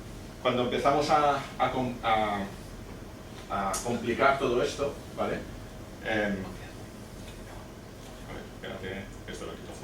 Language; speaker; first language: Spanish; native; Spanish